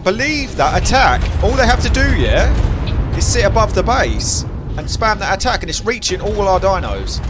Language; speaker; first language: English; native; English